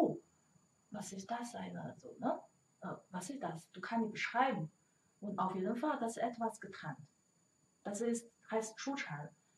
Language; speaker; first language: German; non-native, learner; Chinese